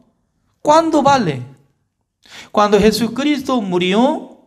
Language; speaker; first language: Spanish; non-native, fluent; Korean